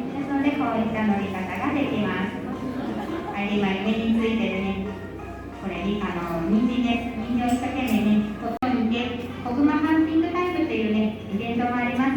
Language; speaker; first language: Japanese; native; Japanese